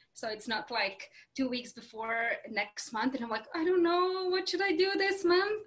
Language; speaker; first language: English; non-native, fluent; Latvian